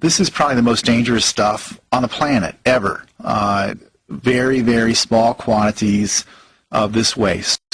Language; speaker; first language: English; native; English